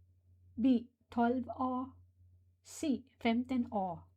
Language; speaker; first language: Danish; non-native, fluent; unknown